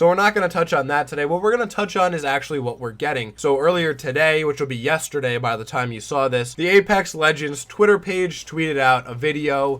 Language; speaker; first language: English; native; English